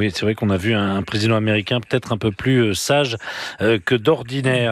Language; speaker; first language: French; native; French